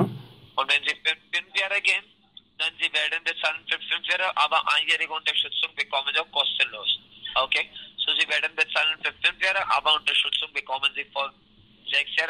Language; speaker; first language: German; non-native, learner; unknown